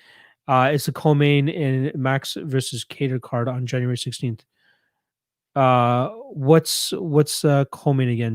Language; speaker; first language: English; native; English